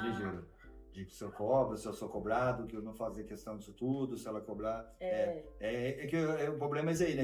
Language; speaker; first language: Portuguese; native; Portuguese